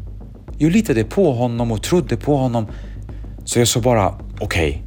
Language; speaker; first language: Swedish; early bilingual, other home language; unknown